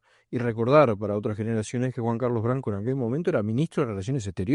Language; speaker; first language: Spanish; native; Spanish